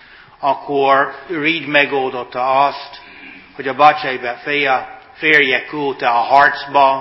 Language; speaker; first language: Hungarian; non-native, fluent; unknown